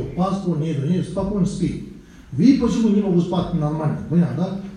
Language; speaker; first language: Russian; non-native, learner; Tibetan